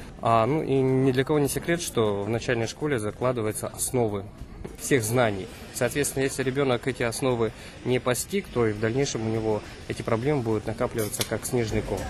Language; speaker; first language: Russian; non-native, local second language; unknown